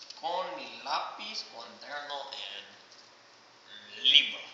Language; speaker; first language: Spanish; non-native, learner; English